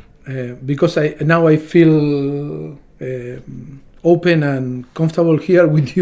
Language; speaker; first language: English; non-native, learner; Spanish